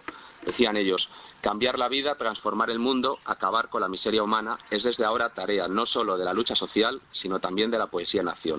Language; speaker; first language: Spanish; native; Spanish